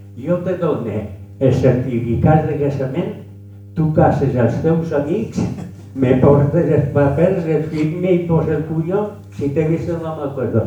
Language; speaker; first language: Catalan; early bilingual, heritage; French